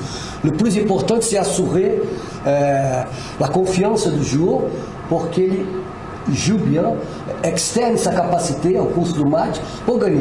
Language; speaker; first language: French; non-native, fluent; Portuguese